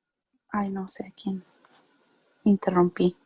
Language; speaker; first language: Spanish; early bilingual, heritage; Spanish